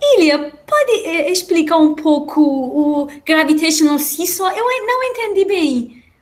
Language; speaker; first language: Portuguese; non-native, fluent; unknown